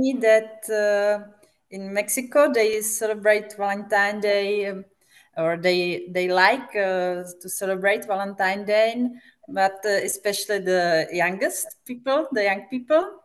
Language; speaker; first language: English; non-native, fluent; Czech